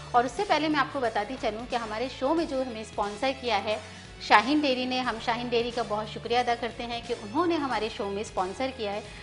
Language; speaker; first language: Urdu; native; Urdu